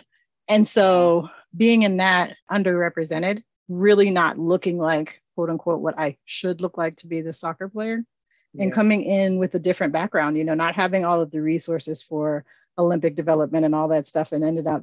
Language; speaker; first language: English; native; English